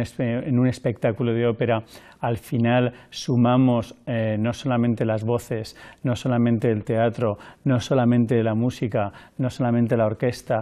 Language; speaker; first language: Spanish; native; Spanish